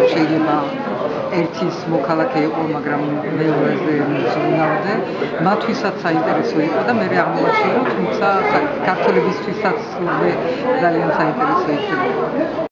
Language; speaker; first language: Georgian; early bilingual, heritage; Georgian